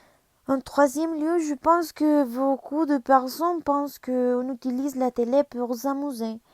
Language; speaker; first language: French; non-native, learner; Spanish